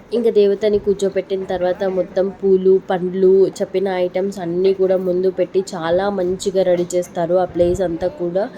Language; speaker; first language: Telugu; non-native, local second language; Lambadi